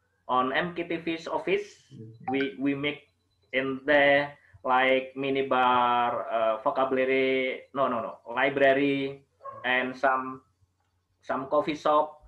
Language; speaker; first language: English; non-native, learner; Indonesian